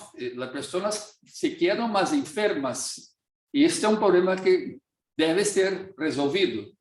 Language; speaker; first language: Portuguese; non-native, fluent; Spanish